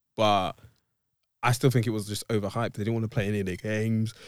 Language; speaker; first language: English; native; English